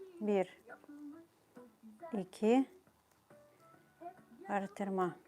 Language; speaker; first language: Turkish; non-native, fluent; Ukrainian